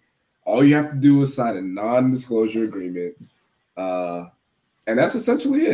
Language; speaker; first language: English; native; English